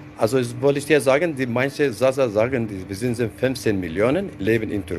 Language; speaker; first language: German; non-native, learner; Zaza